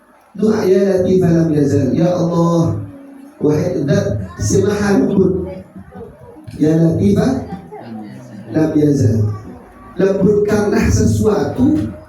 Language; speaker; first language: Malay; non-native, local second language; Javanese